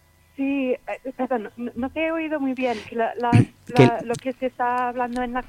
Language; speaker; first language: Spanish; non-native, fluent; English